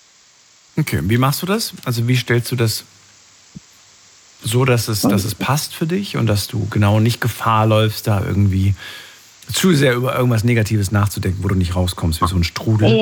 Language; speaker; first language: German; native; German